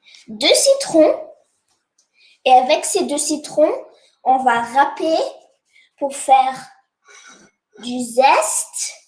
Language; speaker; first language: French; non-native, fluent; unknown